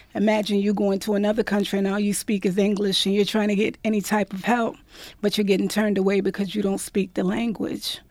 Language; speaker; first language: English; non-native, local second language; Spanish